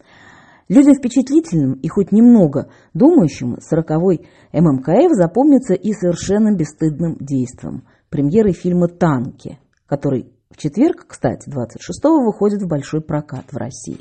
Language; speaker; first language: Russian; native; Russian